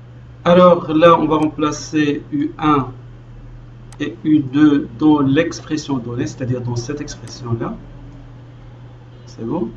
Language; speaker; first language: French; non-native, local second language; Arabic